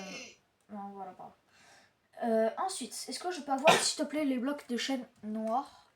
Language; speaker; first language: French; native; French